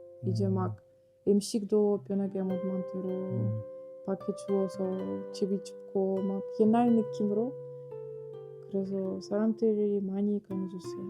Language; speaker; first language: Korean; non-native, fluent; Ukrainian